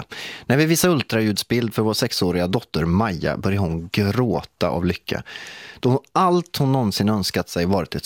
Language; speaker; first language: Swedish; native; Swedish